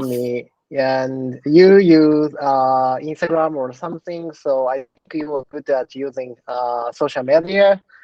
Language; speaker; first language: English; non-native, learner; Japanese